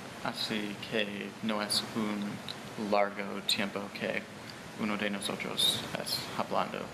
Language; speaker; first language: Spanish; non-native, learner; English